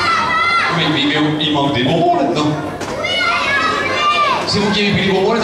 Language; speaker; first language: French; native; French